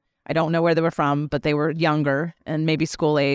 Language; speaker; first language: English; native; English